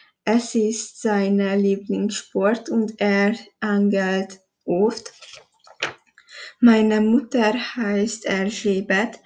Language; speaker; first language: German; non-native, learner; Hungarian